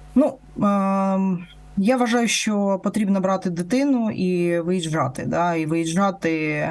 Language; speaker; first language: Ukrainian; non-native, local second language; Russian